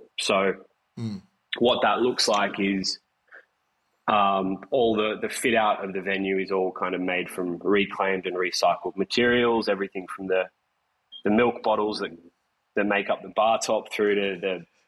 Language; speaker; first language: English; native; English